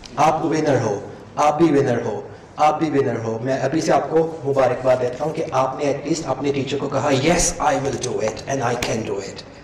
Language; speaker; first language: Urdu; non-native, local second language; Punjabi